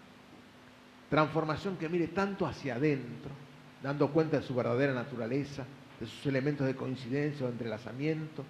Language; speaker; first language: Spanish; native; Spanish